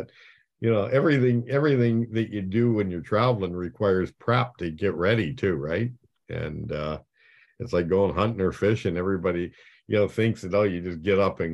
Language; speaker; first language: English; native; English